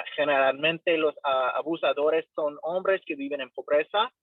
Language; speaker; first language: Spanish; non-native, fluent; English